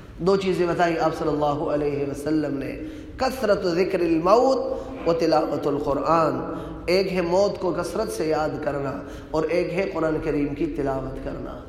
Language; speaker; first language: Urdu; native; Urdu